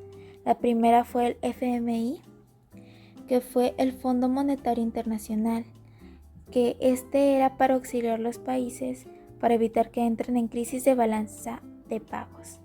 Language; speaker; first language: Spanish; native; Spanish